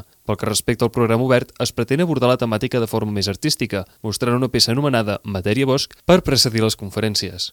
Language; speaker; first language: Catalan; native; Catalan